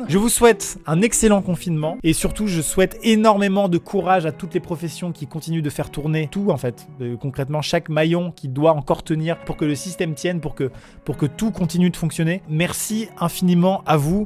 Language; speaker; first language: French; native; French